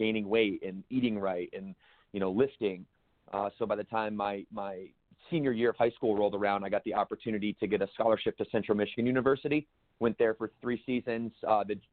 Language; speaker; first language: English; native; English